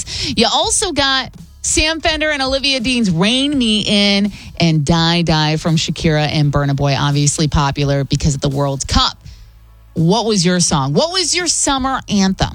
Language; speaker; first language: English; native; English